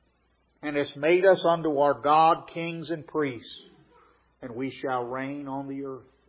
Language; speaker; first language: English; native; English